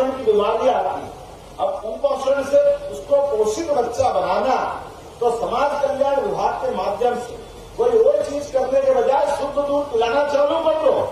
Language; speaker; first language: Hindi; native; Hindi